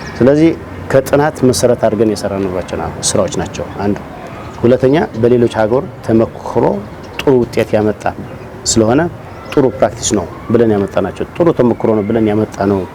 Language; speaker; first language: Amharic; non-native, local second language; Tigrinya